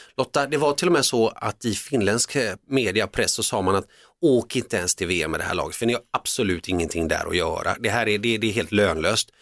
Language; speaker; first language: Swedish; early bilingual, other home language; Finnish